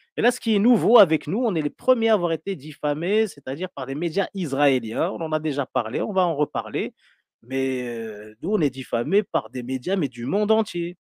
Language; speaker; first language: French; non-native, local second language; Arabic